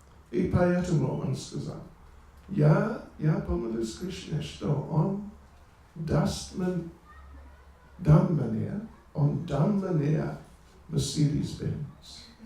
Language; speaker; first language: Russian; non-native, learner; English